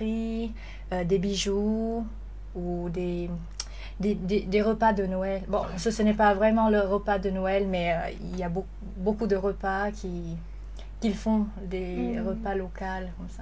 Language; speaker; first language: French; non-native, learner; Lao